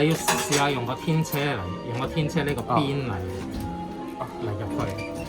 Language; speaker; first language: Chinese; native; Chinese